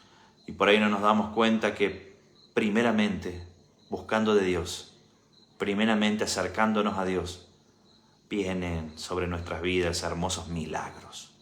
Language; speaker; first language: Spanish; native; Spanish